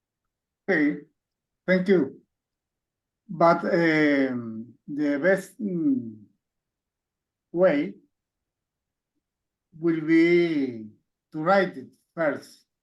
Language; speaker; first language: English; non-native, learner; Spanish